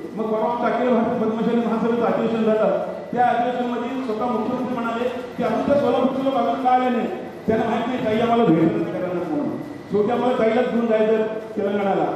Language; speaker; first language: Marathi; non-native, local second language; Telugu